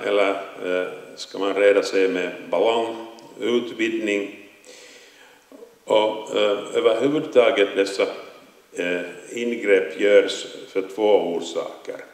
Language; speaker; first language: Swedish; non-native, local second language; Finnish